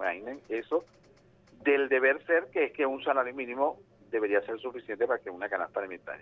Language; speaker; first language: Spanish; native; Spanish